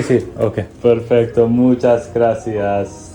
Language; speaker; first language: Spanish; non-native, learner; Hindi